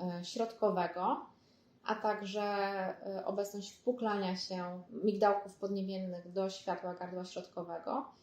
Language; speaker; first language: Polish; native; Polish